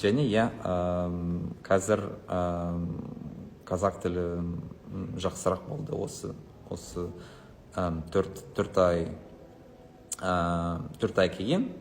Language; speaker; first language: Kazakh; non-native, learner; Lithuanian